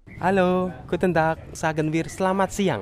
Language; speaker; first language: German; non-native, learner; Javanese